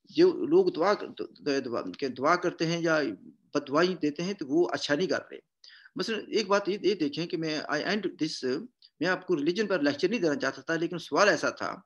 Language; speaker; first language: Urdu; non-native, local second language; Punjabi